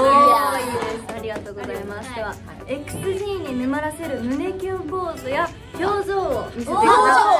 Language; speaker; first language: Japanese; native; Japanese